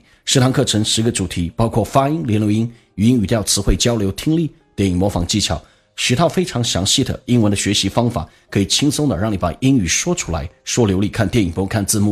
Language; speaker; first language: Chinese; native; Chinese